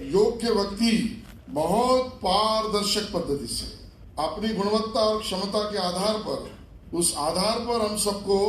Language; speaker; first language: Hindi; non-native, local second language; Marathi